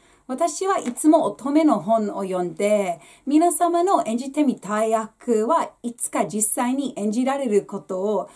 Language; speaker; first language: Japanese; non-native, fluent; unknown